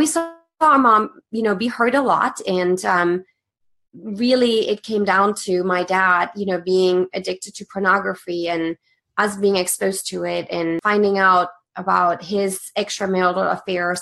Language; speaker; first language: English; non-native, fluent; German